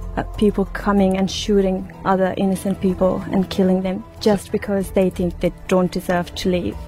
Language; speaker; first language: English; non-native, fluent; Persian